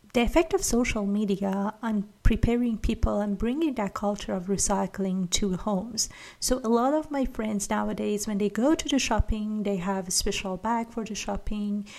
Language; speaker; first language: English; non-native, fluent; Persian